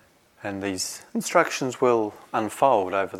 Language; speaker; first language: English; native; English